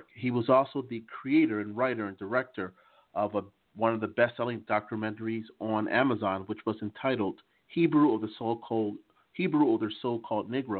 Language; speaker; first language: English; native; English